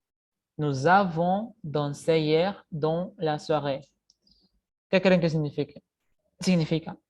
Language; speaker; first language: French; non-native, fluent; Spanish